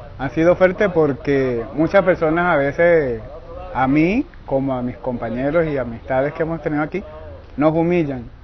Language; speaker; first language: Spanish; native; Spanish